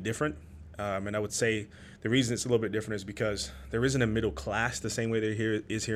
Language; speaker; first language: English; native; English